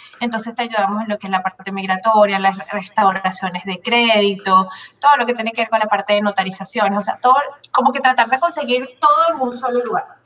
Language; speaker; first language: Spanish; native; Spanish